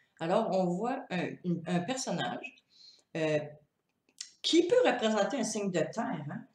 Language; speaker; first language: French; native; French